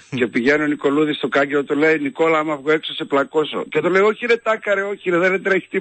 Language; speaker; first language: Greek; native; Greek